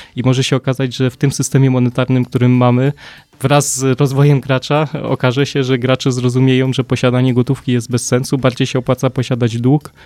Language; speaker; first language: Polish; native; Polish